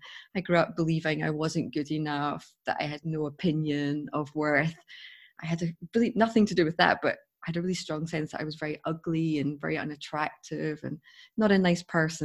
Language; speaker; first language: English; native; English